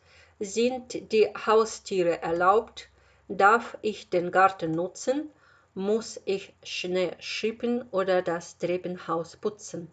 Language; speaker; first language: German; non-native, fluent; Russian